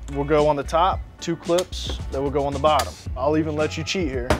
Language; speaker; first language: English; native; English